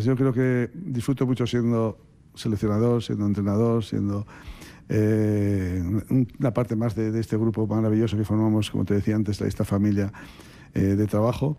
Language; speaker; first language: Spanish; native; Spanish